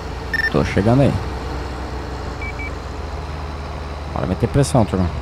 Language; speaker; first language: Portuguese; native; Portuguese